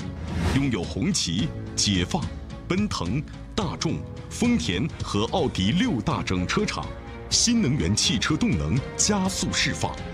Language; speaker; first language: Chinese; native; Chinese